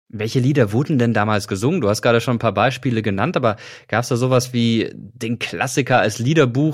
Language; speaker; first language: German; native; German